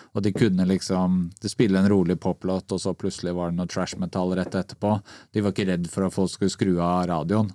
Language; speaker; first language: Norwegian; native; Norwegian